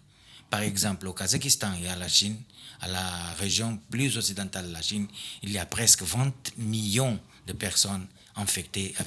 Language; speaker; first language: French; non-native, fluent; Portuguese